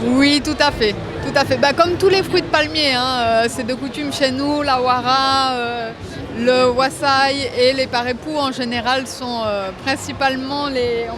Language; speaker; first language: French; native; French